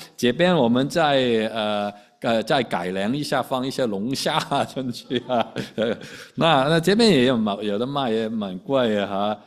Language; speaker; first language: Chinese; non-native, local second language; Cantonese